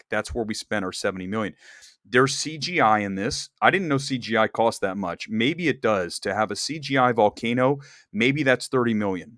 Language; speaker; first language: English; native; English